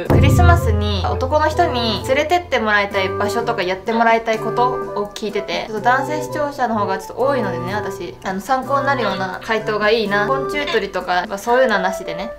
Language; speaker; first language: Japanese; native; Japanese